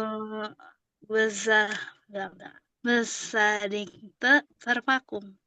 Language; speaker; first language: German; non-native, learner; Indonesian